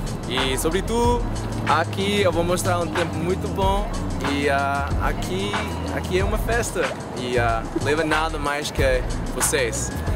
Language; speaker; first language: Portuguese; non-native, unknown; English